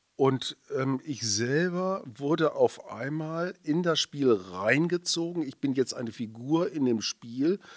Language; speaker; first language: German; native; German